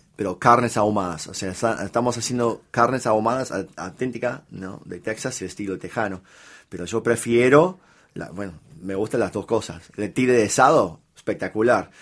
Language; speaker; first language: Spanish; non-native, fluent; English